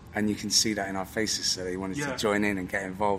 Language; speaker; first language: English; native; English